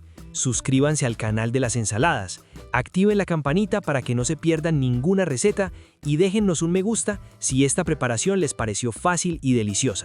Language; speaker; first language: Spanish; native; Spanish